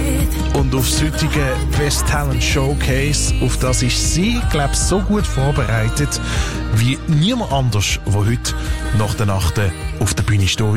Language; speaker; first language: German; native; German